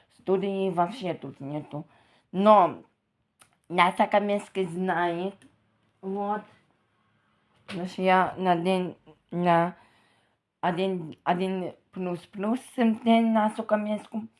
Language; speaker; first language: Russian; non-native, local second language; Ukrainian